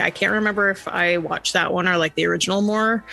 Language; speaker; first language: English; native; English